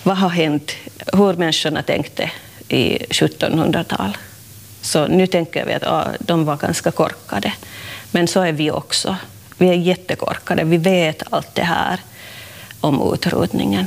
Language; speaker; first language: Swedish; non-native, fluent; Finnish